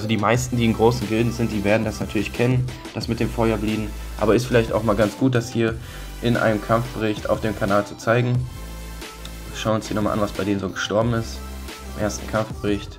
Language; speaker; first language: German; native; German